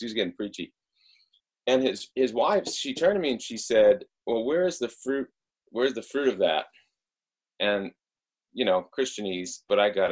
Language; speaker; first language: English; native; English